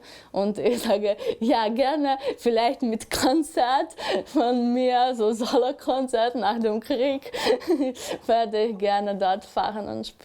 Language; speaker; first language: German; non-native, learner; Ukrainian